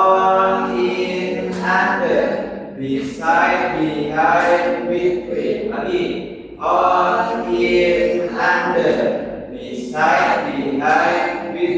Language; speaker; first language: English; non-native, local second language; Indonesian